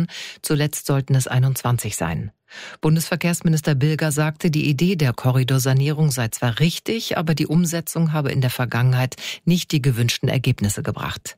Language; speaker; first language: German; native; German